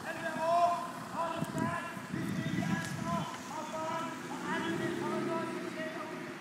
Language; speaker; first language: Danish; non-native, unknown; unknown